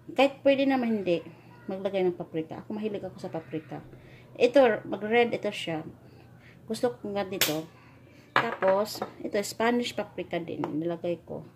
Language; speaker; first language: Filipino; non-native, local second language; Cebuano